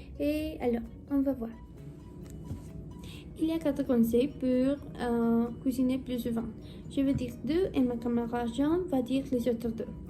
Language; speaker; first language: French; non-native, learner; Spanish